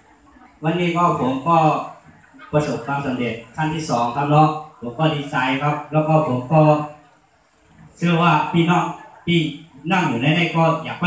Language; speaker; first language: Thai; non-native, local second language; Shan